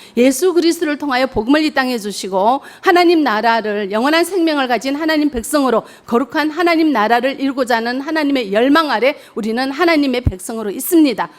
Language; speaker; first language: Korean; native; Korean